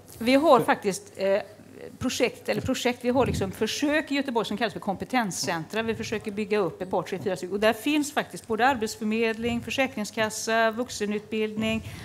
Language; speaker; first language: Swedish; native; Swedish